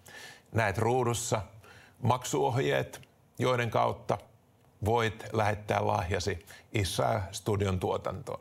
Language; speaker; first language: Finnish; native; Finnish